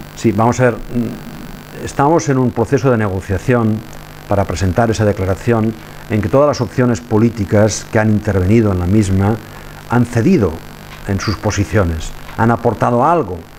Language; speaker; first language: Spanish; non-native, local second language; Catalan